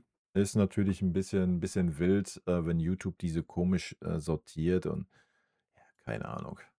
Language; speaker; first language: German; native; German